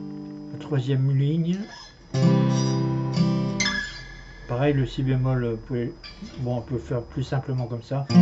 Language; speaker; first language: French; native; French